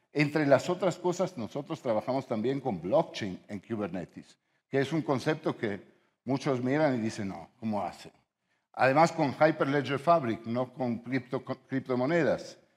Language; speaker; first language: Spanish; non-native, fluent; Italian